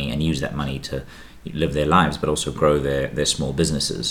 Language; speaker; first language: English; native; English